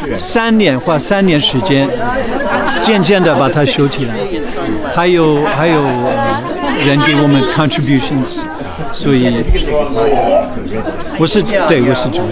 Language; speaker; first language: Chinese; non-native, fluent; English